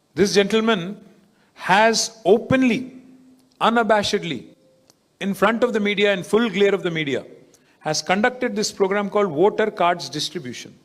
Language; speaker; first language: English; non-native, local second language; Telugu